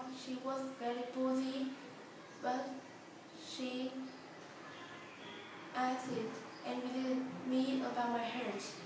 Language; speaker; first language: English; non-native, learner; Vietnamese